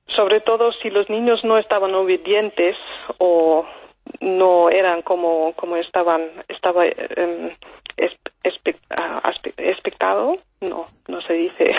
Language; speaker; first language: Spanish; non-native, fluent; German